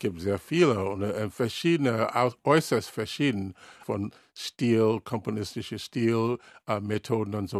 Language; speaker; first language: German; non-native, learner; English